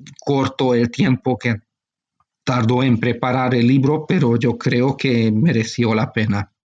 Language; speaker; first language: Spanish; non-native, fluent; Hungarian